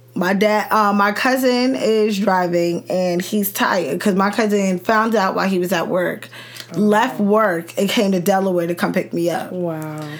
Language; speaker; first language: English; native; English